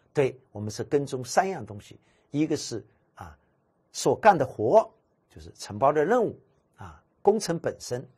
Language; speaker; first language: Chinese; native; Chinese